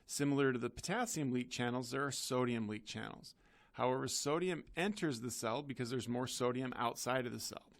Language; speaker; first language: English; native; English